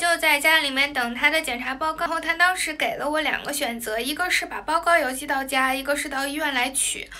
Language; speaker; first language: Chinese; native; Chinese